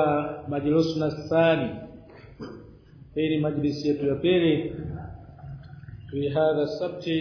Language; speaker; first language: Arabic; non-native, fluent; Swahili